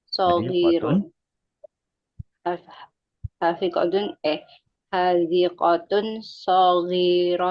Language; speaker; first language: Arabic; non-native, learner; Indonesian